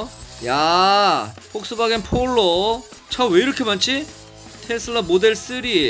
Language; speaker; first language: Korean; native; Korean